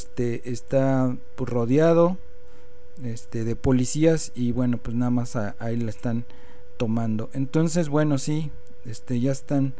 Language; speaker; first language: Spanish; native; Spanish